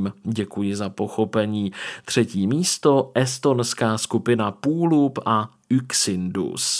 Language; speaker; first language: Czech; native; Czech